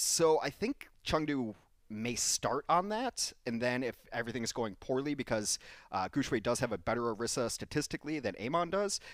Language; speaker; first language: English; native; English